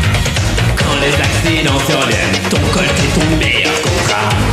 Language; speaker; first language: French; native; French